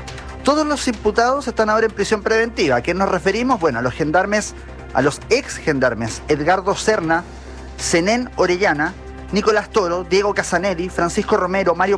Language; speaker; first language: Spanish; native; Spanish